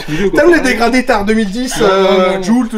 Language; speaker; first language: French; native; French